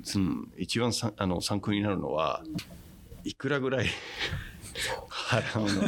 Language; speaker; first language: Japanese; non-native, fluent; Spanish